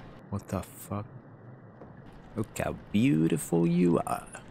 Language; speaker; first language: English; non-native, fluent; Italian